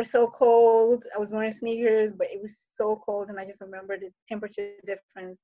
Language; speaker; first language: English; early bilingual, other home language; Fula